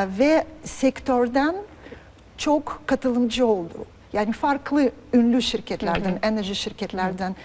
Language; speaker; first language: Turkish; non-native, fluent; Russian